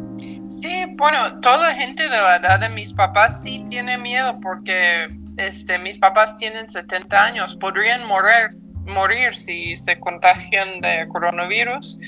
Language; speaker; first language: Spanish; non-native, fluent; English